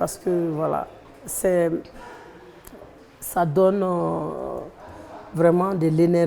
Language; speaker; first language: French; non-native, local second language; Bambara